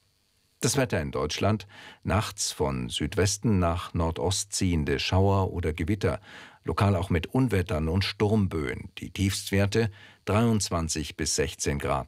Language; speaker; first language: German; native; German